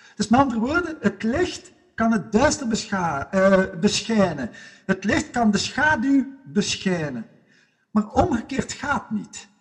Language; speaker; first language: Dutch; native; Dutch